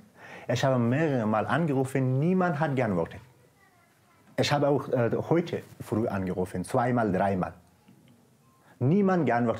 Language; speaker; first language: German; non-native, learner; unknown